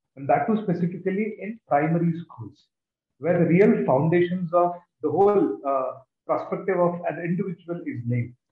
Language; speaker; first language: English; non-native, local second language; Kannada